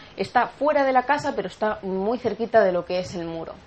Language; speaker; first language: Spanish; native; Spanish